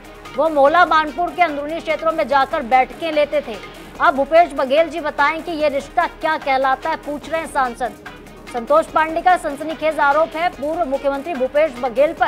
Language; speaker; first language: Hindi; native; Hindi